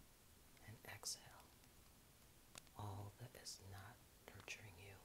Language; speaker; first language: English; native; English